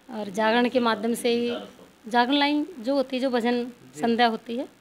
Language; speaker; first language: Hindi; native; Hindi